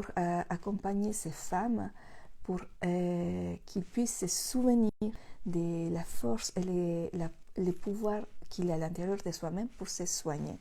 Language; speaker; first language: French; non-native, fluent; Spanish